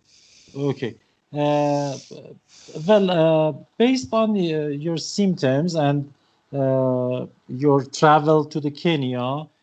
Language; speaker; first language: English; non-native, learner; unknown